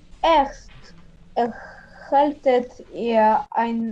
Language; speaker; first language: German; non-native, learner; Russian